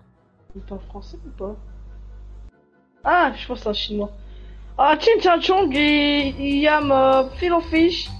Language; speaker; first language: French; native; French